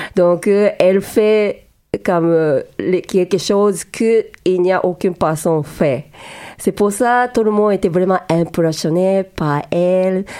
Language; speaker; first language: French; non-native, learner; Japanese